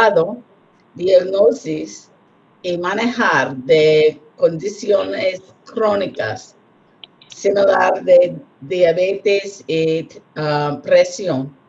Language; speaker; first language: Spanish; non-native, learner; English